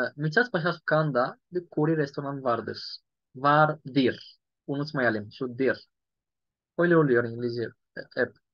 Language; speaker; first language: Turkish; non-native, fluent; Yoruba